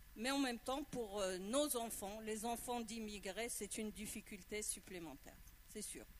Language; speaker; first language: French; non-native, local second language; Arabic